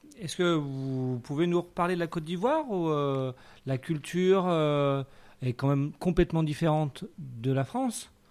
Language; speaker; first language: French; native; French